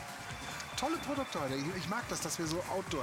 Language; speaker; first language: German; native; German